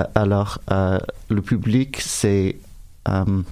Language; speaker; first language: French; non-native, fluent; English